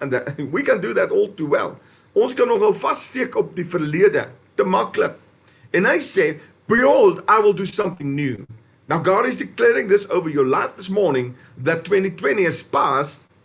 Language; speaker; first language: English; non-native, local second language; Afrikaans